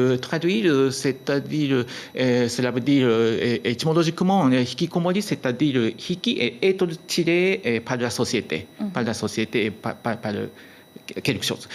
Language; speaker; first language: French; non-native, learner; Japanese